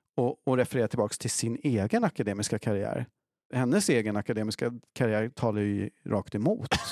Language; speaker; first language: Swedish; native; Swedish